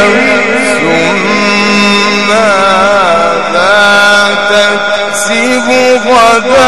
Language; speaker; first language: Arabic; native; Arabic